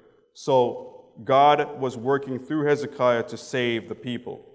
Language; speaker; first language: English; native; English